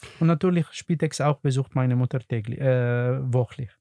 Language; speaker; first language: German; non-native, learner; Arabic